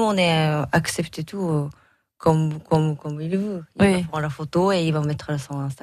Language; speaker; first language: French; non-native, learner; Japanese